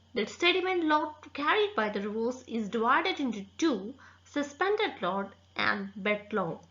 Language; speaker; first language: English; non-native, local second language; Malayalam